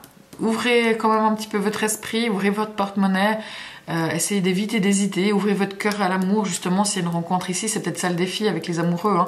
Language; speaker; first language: French; native; French